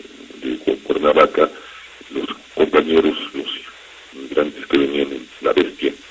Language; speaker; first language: Spanish; native; Spanish